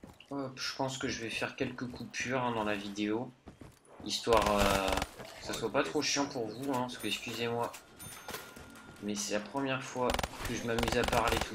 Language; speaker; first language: French; native; French